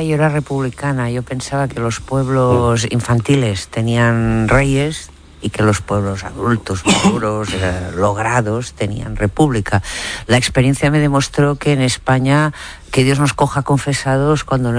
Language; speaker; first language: Spanish; native; Spanish